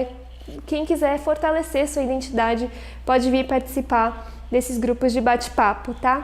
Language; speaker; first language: Portuguese; native; Portuguese